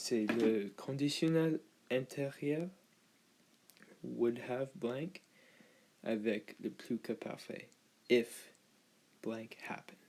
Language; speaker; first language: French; non-native, learner; English